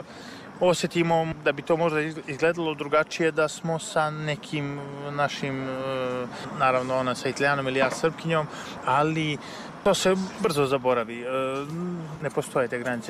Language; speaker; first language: Serbian; native; Serbian